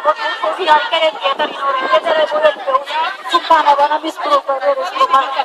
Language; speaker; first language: Norwegian; non-native, learner; Somali